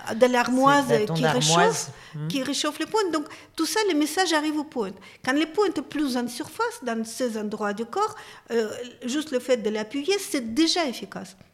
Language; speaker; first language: French; non-native, fluent; Russian